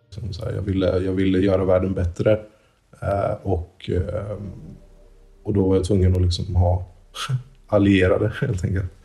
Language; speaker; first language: Swedish; native; Swedish